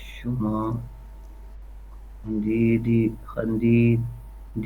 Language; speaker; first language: Persian; non-native, learner; Urdu